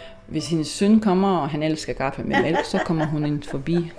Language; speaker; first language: Danish; non-native, fluent; Lithuanian